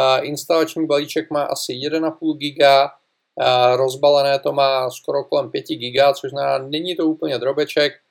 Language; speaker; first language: Czech; native; Czech